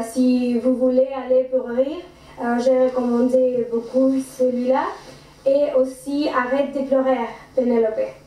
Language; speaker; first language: French; non-native, learner; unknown